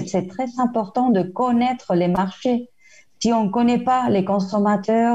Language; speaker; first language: French; non-native, fluent; Spanish